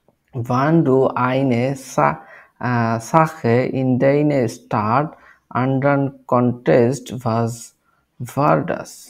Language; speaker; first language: German; non-native, learner; Bangla